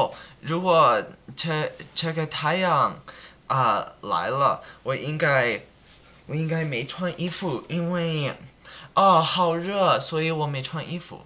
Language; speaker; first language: Chinese; non-native, learner; English